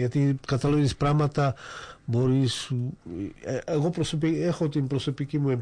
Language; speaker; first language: Greek; non-native, fluent; Slovak